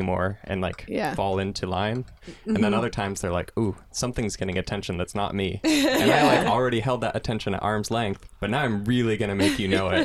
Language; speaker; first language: English; native; English